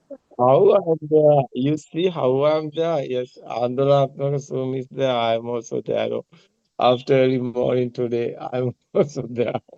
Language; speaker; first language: English; non-native, learner; Sinhala